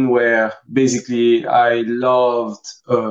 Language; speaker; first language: English; early bilingual, other home language; French